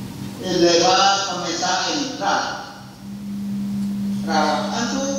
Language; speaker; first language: Spanish; non-native, local second language; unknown